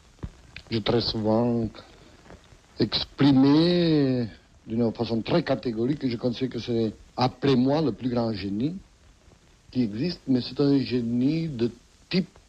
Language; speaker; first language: French; non-native, fluent; Catalan